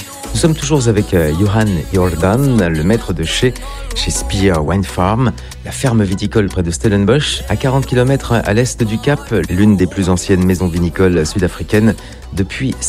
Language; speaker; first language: French; native; French